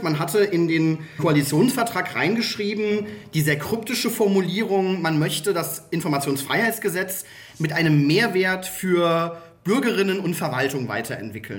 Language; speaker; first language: German; native; German